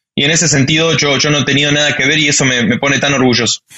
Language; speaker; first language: Spanish; native; Spanish